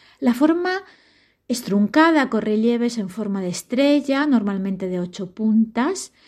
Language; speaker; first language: Spanish; non-native, fluent; Italian